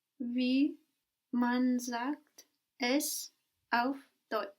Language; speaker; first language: German; non-native, learner; English